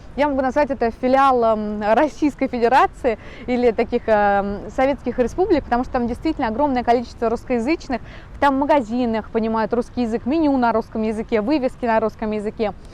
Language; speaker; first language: Russian; native; Russian